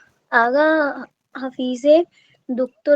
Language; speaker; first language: Persian; non-native, learner; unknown